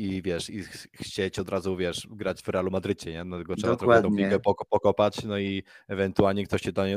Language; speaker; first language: Polish; early bilingual, heritage; Spanish